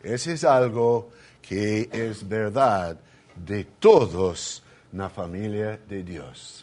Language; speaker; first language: Spanish; non-native, fluent; English